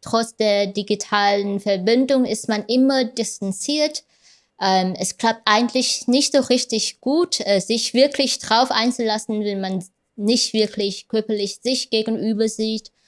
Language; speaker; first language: German; non-native, fluent; Vietnamese